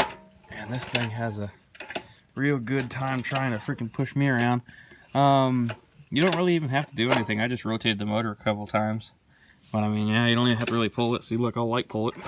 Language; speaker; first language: English; native; English